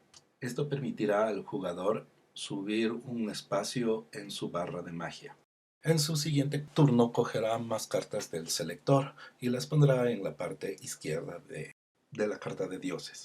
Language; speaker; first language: Spanish; native; Spanish